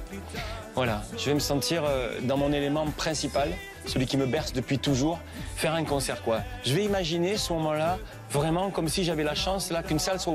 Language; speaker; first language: French; native; French